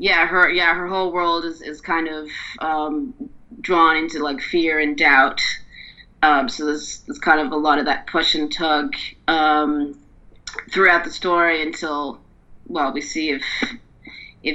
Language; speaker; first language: English; native; English